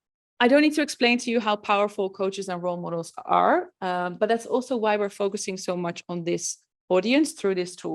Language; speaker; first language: English; non-native, fluent; Dutch